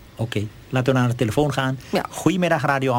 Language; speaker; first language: Dutch; native; Dutch